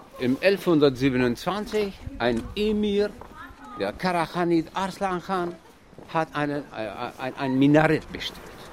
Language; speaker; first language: German; non-native, learner; Tajik